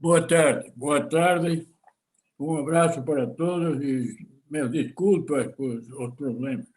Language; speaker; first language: Portuguese; non-native, fluent; Spanish